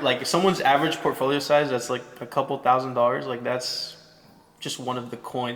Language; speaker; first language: English; native; English